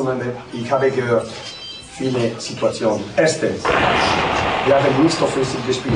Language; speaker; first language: German; non-native, learner; Italian